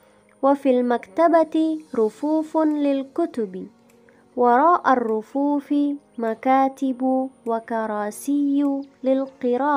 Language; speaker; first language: Arabic; non-native, learner; Indonesian